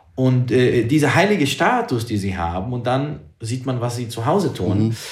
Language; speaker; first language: German; non-native, fluent; English